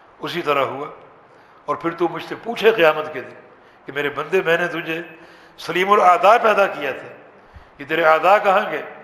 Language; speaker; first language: Urdu; native; Urdu